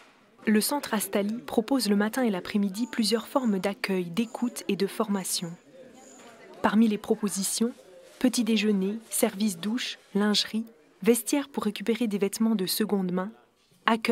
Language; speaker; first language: French; native; French